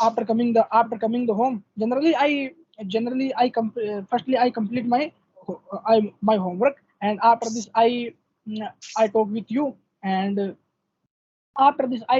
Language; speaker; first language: English; non-native, learner; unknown